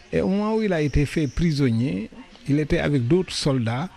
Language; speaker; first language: French; non-native, local second language; Wolof